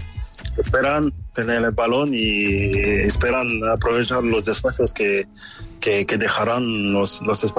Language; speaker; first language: Spanish; non-native, fluent; French